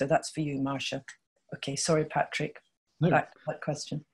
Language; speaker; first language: English; native; English